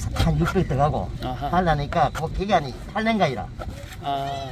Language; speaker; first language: Korean; native; Korean